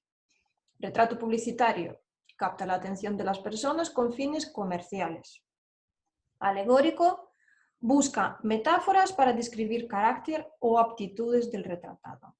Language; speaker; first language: Spanish; non-native, fluent; Russian